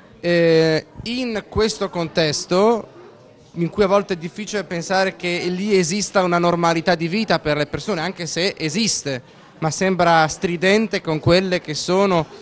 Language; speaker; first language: Italian; native; Italian